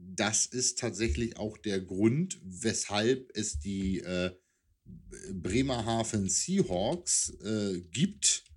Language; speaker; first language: German; native; German